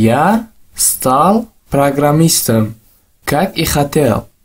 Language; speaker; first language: Russian; non-native, local second language; Tajik